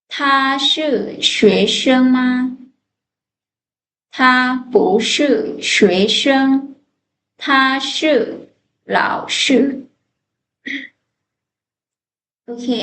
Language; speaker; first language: Chinese; non-native, fluent; Lao